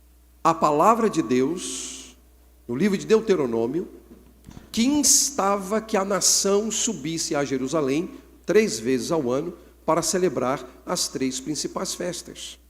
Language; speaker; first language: Portuguese; native; Portuguese